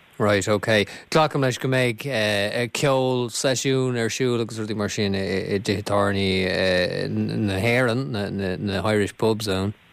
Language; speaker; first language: Irish; native; Irish